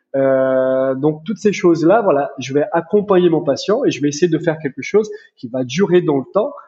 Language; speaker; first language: French; non-native, fluent; Portuguese